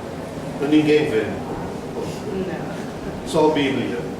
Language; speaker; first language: Portuguese; non-native, fluent; Dutch